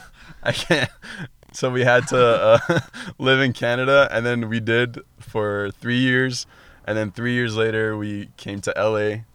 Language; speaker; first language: English; early bilingual, other home language; Arabic